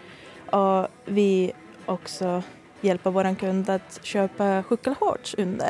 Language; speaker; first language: Swedish; non-native, fluent; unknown